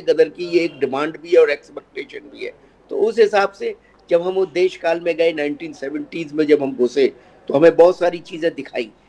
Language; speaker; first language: Hindi; native; Hindi